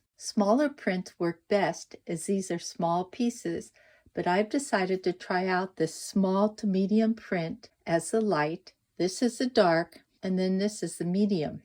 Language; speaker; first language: English; native; English